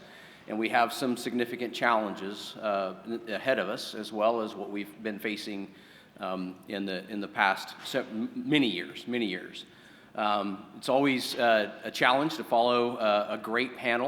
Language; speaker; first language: English; native; English